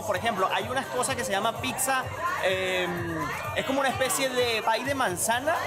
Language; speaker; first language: Spanish; native; Spanish